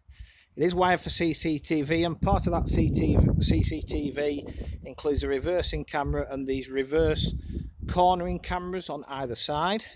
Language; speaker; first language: English; native; English